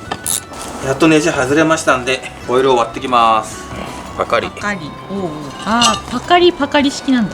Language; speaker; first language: Japanese; native; Japanese